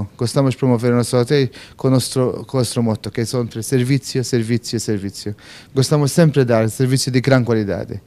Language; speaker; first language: Portuguese; non-native, fluent; Maltese